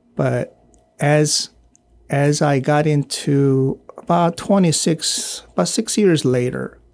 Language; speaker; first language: English; non-native, fluent; Korean